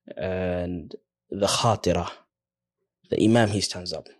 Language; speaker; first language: English; early bilingual, other home language; Somali